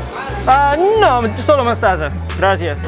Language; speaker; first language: Spanish; non-native, learner; English